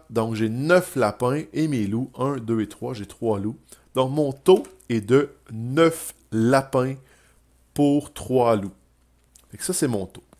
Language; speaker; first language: French; native; French